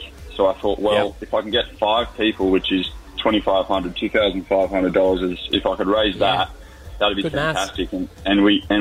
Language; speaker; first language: English; native; English